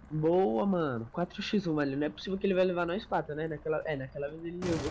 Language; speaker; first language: Portuguese; native; Portuguese